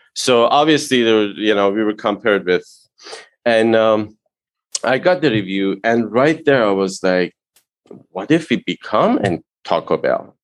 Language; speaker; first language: English; non-native, fluent; Persian